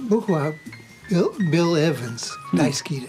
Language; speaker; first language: Japanese; non-native, learner; English